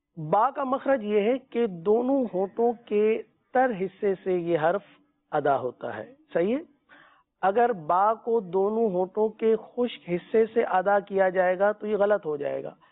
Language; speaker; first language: Urdu; native; Urdu